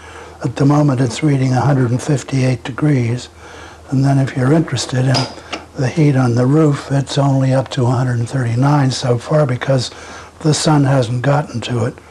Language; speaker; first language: English; native; English